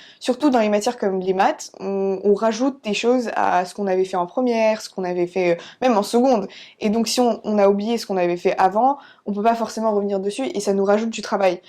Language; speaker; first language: French; early bilingual, other home language; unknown